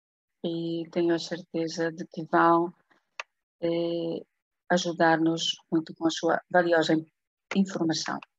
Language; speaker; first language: Spanish; non-native, fluent; Portuguese